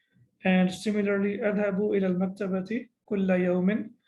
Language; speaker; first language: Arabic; non-native, fluent; Urdu